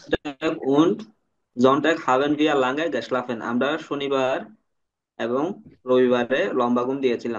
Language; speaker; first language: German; non-native, learner; Bangla